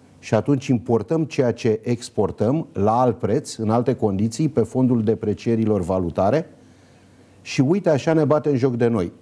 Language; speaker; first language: Romanian; native; Romanian